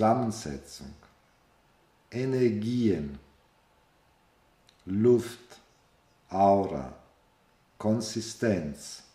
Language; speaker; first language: German; non-native, fluent; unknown